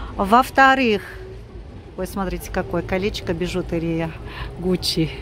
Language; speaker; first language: Russian; native; Russian